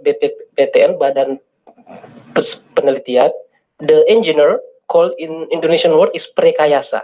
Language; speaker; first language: English; non-native, fluent; Indonesian